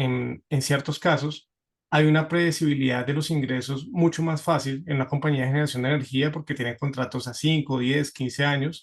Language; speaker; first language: Spanish; native; Spanish